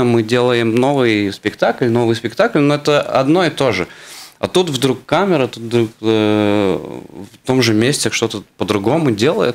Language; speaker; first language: Russian; non-native, fluent; Latvian